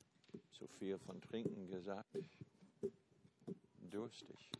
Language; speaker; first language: German; non-native, fluent; English